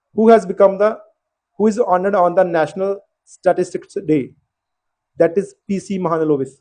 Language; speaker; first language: English; non-native, local second language; Punjabi